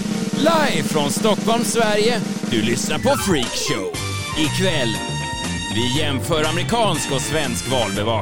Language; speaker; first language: Swedish; native; Swedish